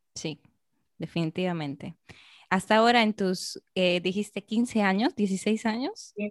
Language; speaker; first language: Spanish; native; Spanish